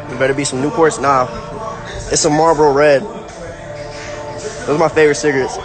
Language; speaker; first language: English; native; English